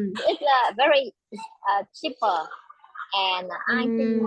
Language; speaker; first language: English; non-native, learner; Vietnamese